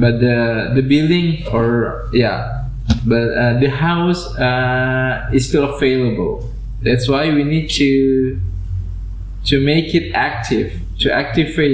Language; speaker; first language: English; non-native, fluent; Indonesian